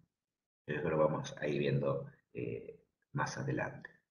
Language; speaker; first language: Spanish; native; Spanish